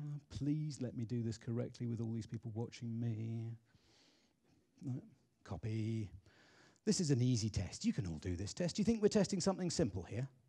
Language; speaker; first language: English; native; English